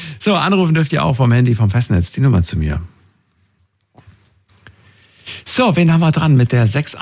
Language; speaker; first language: German; native; German